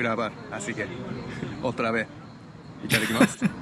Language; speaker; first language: Spanish; non-native, fluent; Japanese